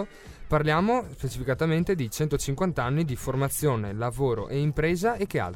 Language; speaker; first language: Italian; native; Italian